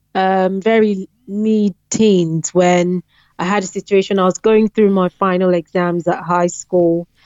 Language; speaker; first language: English; non-native, local second language; Yoruba